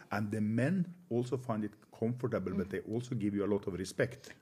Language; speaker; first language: English; non-native, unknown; Norwegian